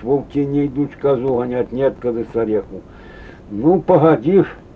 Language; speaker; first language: Russian; native; Russian